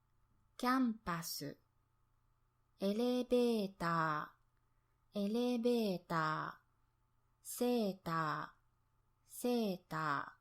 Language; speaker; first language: Japanese; native; Japanese